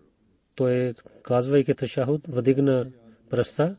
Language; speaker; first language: Bulgarian; non-native, fluent; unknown